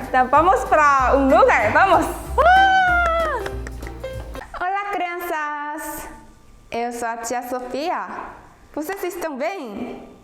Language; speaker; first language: Portuguese; non-native, fluent; Korean